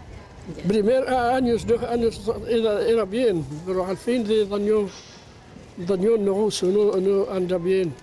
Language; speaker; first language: Spanish; non-native, learner; Arabic